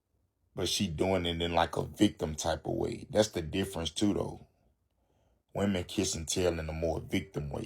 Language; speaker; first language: English; native; English